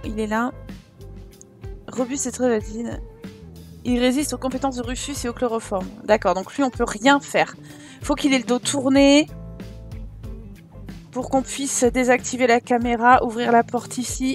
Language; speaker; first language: French; native; French